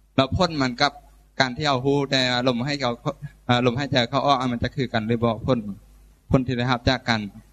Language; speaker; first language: Thai; native; Thai